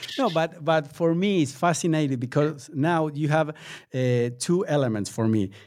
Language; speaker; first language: English; non-native, fluent; Spanish